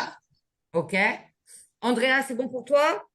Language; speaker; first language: French; native; French